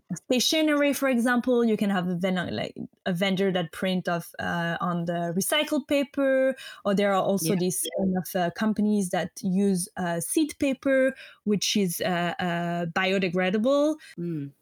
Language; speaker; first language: English; non-native, fluent; French